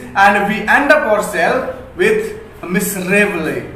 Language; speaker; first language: English; non-native, local second language; Hindi